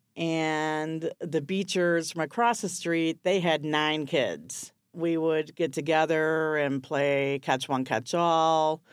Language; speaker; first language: English; native; English